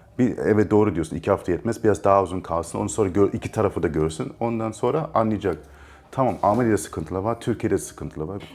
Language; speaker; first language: Turkish; early bilingual, heritage; Turkish